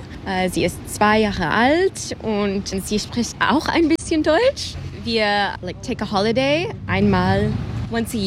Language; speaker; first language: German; non-native, learner; English